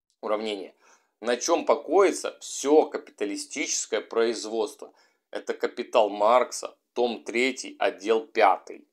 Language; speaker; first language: Russian; native; Russian